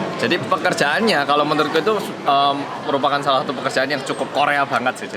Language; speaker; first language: Indonesian; early bilingual, other home language; Korean